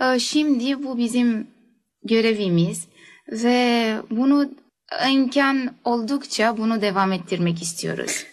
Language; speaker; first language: Turkish; early bilingual, heritage; Turkish